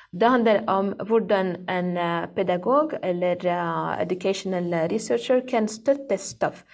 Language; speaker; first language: Norwegian; non-native, learner; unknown